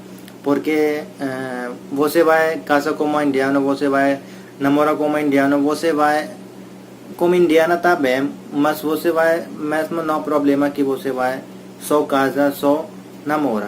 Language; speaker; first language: Portuguese; non-native, learner; Hindi